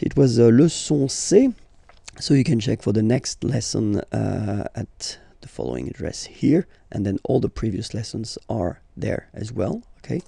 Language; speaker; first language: English; non-native, fluent; French